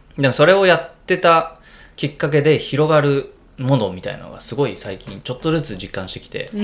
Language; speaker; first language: Japanese; native; Japanese